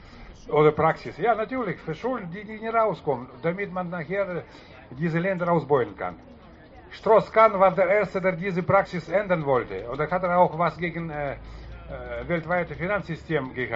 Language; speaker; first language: German; non-native, fluent; Russian